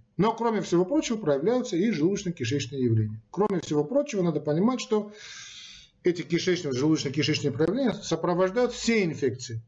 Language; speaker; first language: Russian; non-native, local second language; Armenian